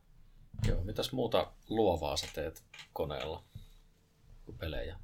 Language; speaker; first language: Finnish; native; Finnish